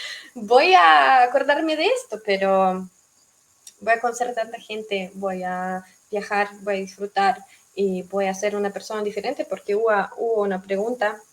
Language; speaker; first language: Spanish; non-native, fluent; Russian